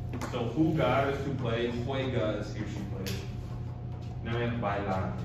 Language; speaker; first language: English; native; English